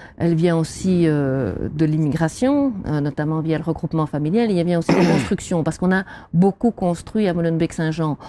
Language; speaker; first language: French; native; French